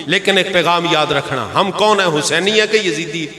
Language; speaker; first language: Urdu; non-native, local second language; Punjabi